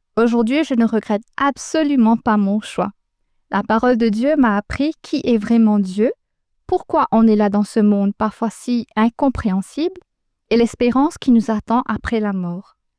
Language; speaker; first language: French; non-native, local second language; Morisyen